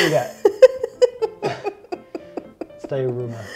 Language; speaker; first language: Indonesian; non-native, learner; English